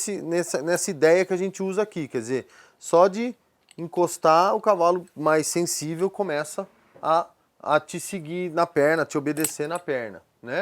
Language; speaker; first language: Portuguese; native; Portuguese